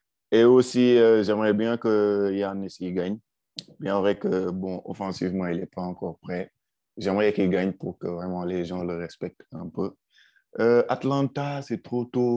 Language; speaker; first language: French; non-native, local second language; Wolof